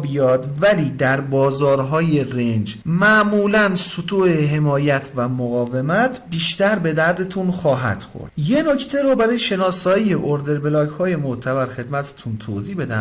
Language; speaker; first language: Persian; native; Persian